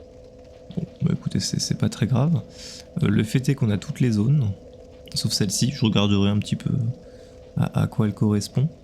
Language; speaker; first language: French; native; French